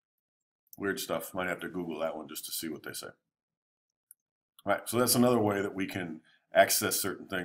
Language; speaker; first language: English; native; English